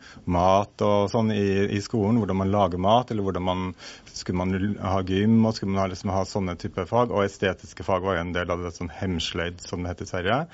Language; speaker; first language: Norwegian; native; Norwegian